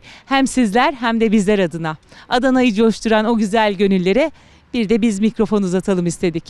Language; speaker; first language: Turkish; native; Turkish